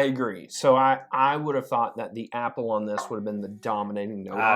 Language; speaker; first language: English; native; English